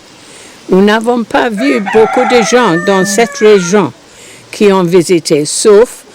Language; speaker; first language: French; non-native, fluent; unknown